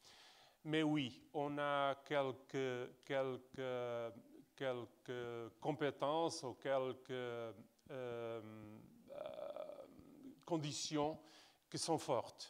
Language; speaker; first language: French; non-native, fluent; Portuguese